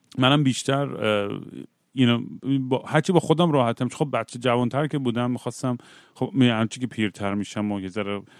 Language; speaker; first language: Persian; native; Persian